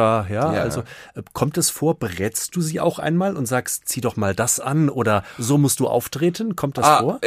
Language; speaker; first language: German; native; German